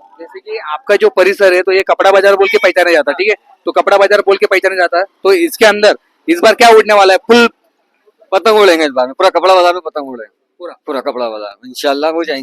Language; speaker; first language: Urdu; non-native, local second language; Marathi